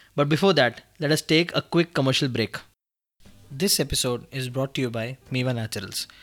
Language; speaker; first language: English; non-native, local second language; Hindi